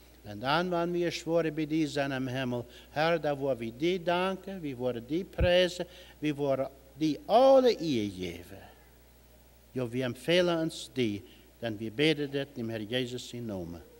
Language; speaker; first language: German; early bilingual, heritage; German